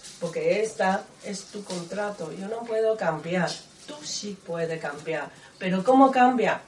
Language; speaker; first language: Spanish; non-native, learner; Chinese